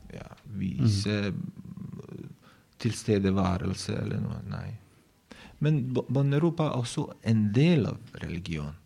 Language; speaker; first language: Norwegian; non-native, fluent; Bosnian